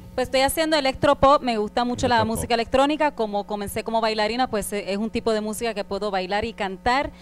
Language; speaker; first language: Spanish; native; Spanish